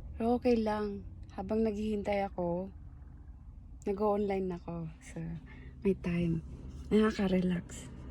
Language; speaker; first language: Filipino; native; Filipino